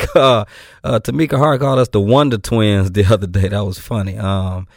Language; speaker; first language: English; native; English